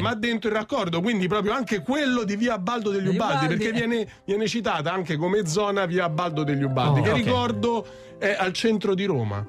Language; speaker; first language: Italian; native; Italian